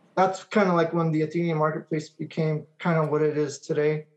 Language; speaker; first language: English; native; English